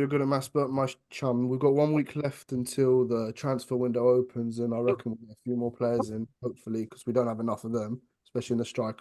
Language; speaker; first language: English; native; English